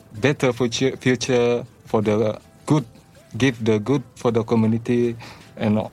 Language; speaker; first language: English; non-native, learner; Malay